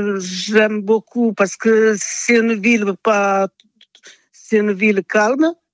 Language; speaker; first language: French; non-native, fluent; Portuguese